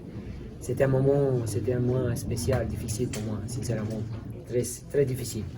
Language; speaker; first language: French; non-native, learner; Spanish